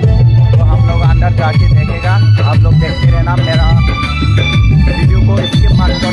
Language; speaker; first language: Hindi; non-native, local second language; Kok Borok